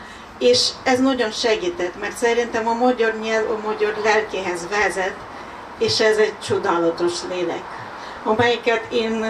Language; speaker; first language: Hungarian; non-native, fluent; Ukrainian